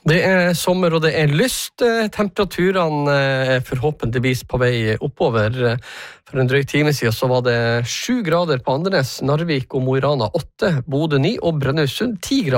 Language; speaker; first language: Norwegian; native; Norwegian